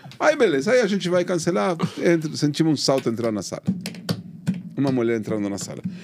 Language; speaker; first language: Portuguese; non-native, fluent; Spanish